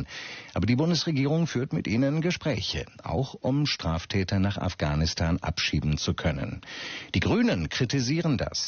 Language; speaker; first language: German; native; German